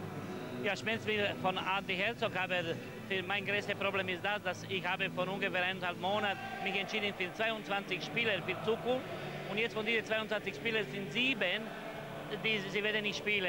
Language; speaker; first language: German; non-native, fluent; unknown